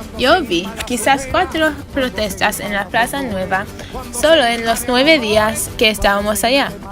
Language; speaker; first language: Spanish; non-native, learner; English